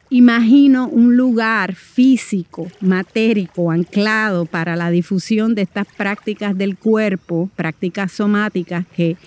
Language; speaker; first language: Spanish; native; Spanish